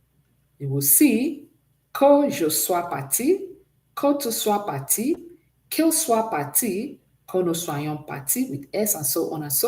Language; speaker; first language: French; non-native, fluent; English